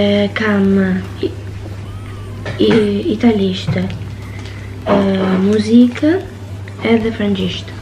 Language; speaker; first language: Albanian; early bilingual, heritage; Albanian